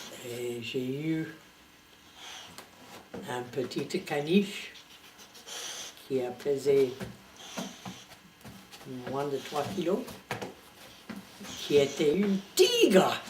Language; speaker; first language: French; non-native, fluent; English